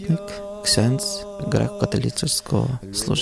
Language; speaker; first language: Polish; non-native, learner; Ukrainian